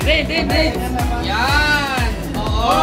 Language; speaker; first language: Filipino; native; Filipino